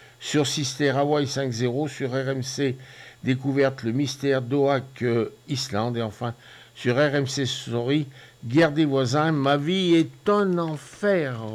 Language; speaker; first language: French; native; French